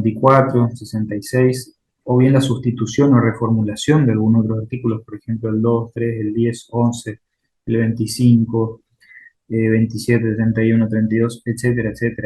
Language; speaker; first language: Spanish; native; Spanish